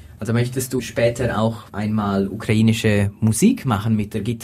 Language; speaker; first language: German; native; German